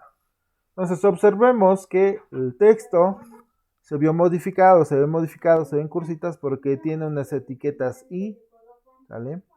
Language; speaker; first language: Spanish; native; Spanish